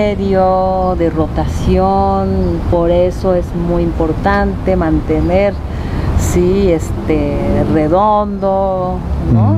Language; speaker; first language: Spanish; non-native, fluent; Japanese